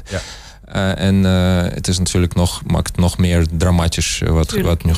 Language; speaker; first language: Dutch; non-native, learner; Russian